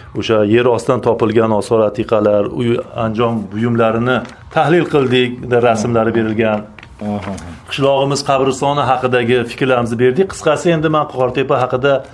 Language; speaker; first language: Uzbek; native; Uzbek